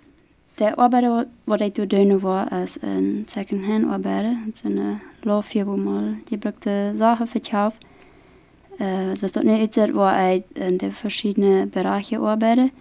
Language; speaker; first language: German; non-native, local second language; Plautdietsch